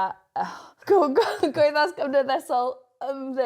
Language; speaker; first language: Welsh; non-native, local second language; English